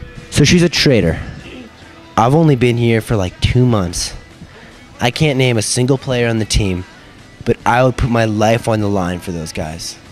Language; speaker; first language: English; native; English